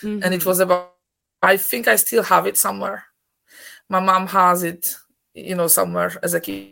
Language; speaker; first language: English; non-native, fluent; Polish